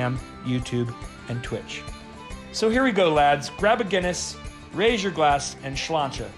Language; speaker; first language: English; native; English